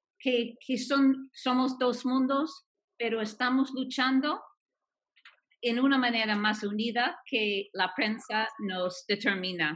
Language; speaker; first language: Spanish; non-native, fluent; English